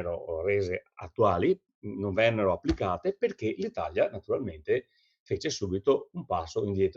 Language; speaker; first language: Italian; native; Italian